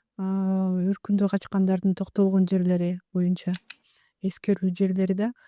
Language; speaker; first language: Kyrgyz; native; Kyrgyz